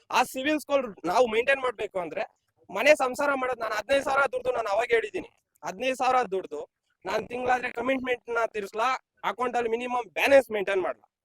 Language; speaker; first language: Kannada; native; Kannada